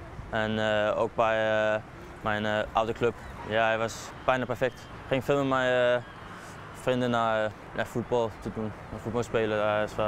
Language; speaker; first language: Dutch; non-native, learner; Danish